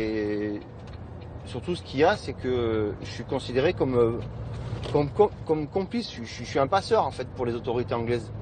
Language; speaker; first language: French; native; French